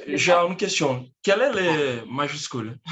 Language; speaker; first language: French; non-native, learner; Portuguese